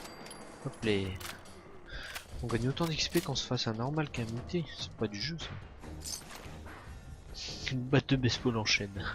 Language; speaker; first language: French; native; French